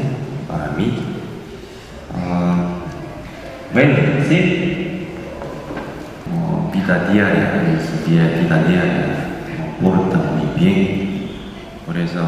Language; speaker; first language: Spanish; non-native, learner; Korean